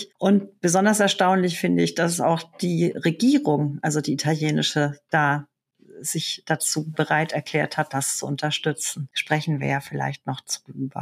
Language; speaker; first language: German; native; German